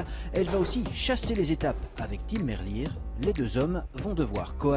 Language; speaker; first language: French; native; French